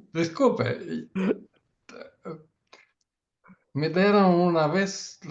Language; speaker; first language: Spanish; non-native, learner; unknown